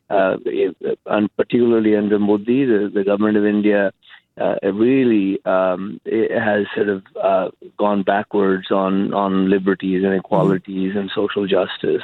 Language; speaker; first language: English; non-native, local second language; Punjabi